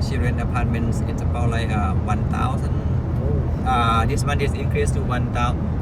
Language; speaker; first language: English; non-native, learner; Thai